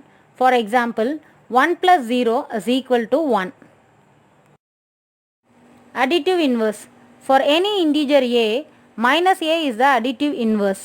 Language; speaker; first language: English; non-native, local second language; Tamil